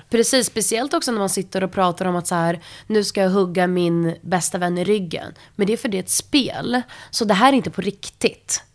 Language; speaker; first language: Swedish; early bilingual, other home language; Russian